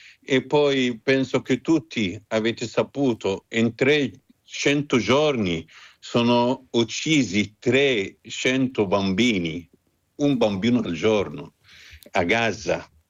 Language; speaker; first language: Italian; non-native, fluent; Arabic